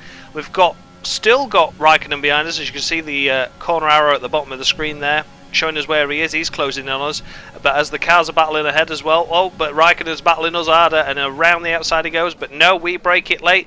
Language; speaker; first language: English; native; English